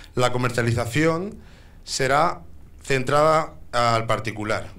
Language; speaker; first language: Spanish; native; Spanish